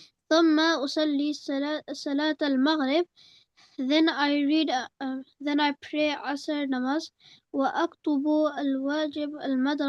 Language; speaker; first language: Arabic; non-native, learner; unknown